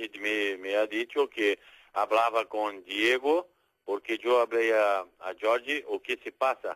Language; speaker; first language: Spanish; non-native, fluent; Portuguese